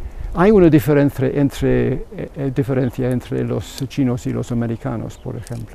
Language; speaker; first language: Spanish; non-native, fluent; English